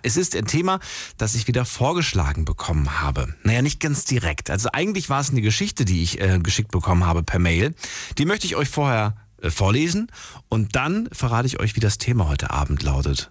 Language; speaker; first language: German; native; German